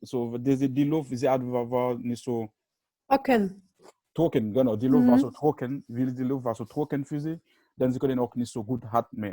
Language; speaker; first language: German; non-native, learner; Haitian Creole